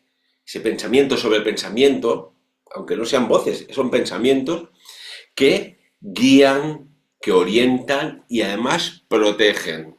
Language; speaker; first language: Spanish; non-native, local second language; Catalan